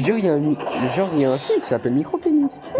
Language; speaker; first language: French; native; French